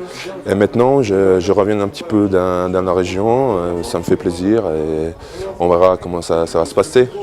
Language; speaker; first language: French; non-native, fluent; Bosnian